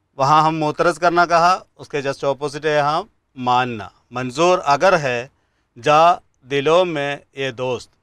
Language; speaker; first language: Urdu; non-native, local second language; Malayalam